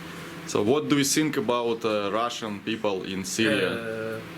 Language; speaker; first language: English; non-native, learner; Russian